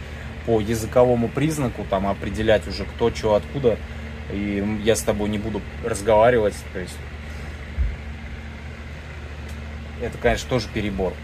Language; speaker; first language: Russian; native; Russian